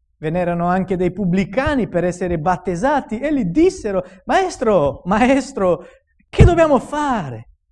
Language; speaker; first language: Italian; non-native, fluent; Romanian